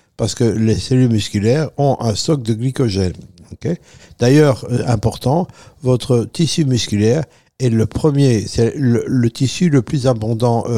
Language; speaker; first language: French; non-native, fluent; Italian